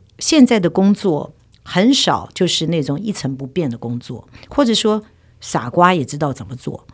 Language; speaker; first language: Chinese; native; Chinese